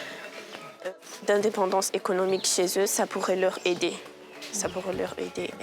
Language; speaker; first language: French; non-native, local second language; Rundi